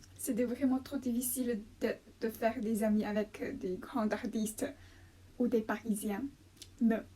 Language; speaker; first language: French; non-native, fluent; Chinese